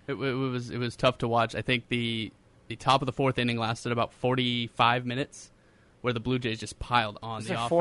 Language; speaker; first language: English; native; English